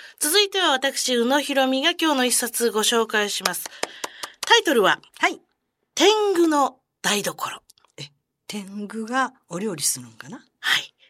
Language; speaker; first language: Japanese; native; Japanese